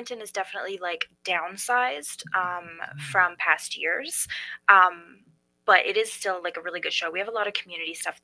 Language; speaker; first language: English; native; English